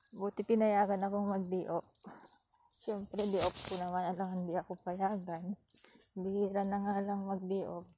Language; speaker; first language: Filipino; native; Filipino